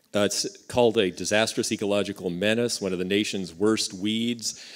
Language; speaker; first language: English; native; English